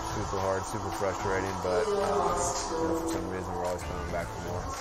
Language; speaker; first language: English; native; English